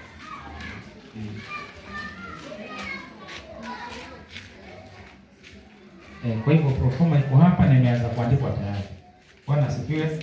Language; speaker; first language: Swahili; native; Swahili